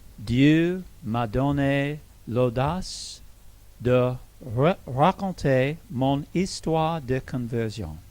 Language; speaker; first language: French; non-native, learner; English